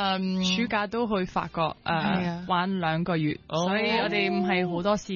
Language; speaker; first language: Cantonese; early bilingual, heritage; French